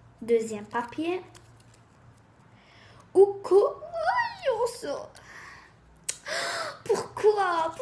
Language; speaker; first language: French; native; French